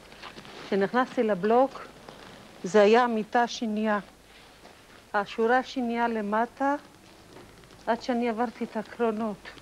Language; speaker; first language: Hebrew; non-native, fluent; Ladino